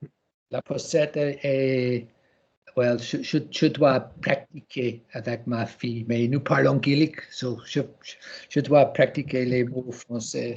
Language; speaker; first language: French; non-native, learner; English